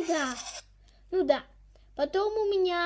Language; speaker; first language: Russian; early bilingual, heritage; Russian